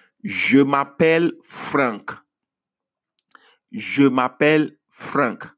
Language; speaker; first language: French; non-native, fluent; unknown